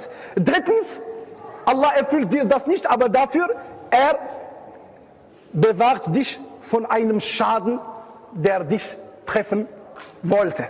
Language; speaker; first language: German; non-native, fluent; Arabic